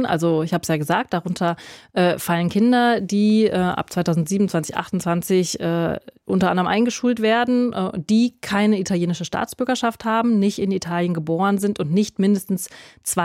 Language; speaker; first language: German; native; German